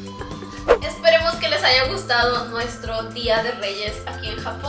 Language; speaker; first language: Spanish; native; Spanish